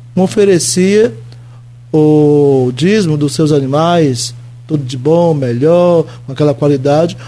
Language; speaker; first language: Portuguese; native; Portuguese